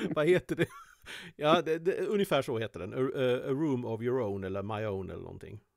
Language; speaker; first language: Swedish; native; Swedish